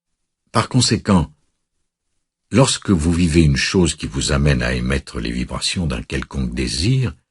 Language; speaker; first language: French; native; French